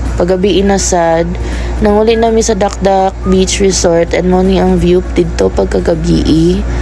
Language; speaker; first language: Filipino; non-native, local second language; Cebuano